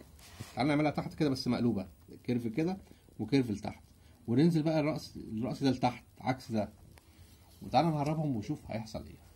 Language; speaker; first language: Arabic; native; Arabic